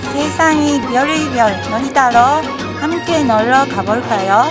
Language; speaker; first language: Korean; native; Korean